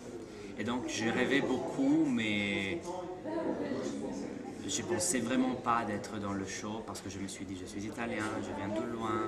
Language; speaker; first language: French; non-native, fluent; Italian